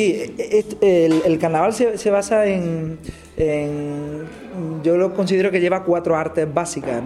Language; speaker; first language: Spanish; native; Spanish